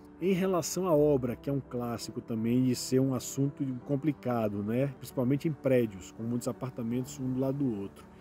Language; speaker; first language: Portuguese; native; Portuguese